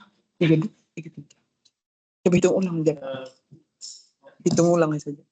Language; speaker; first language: Indonesian; native; Indonesian